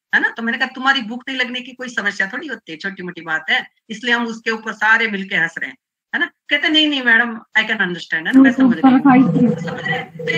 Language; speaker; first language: Hindi; non-native, local second language; Gujarati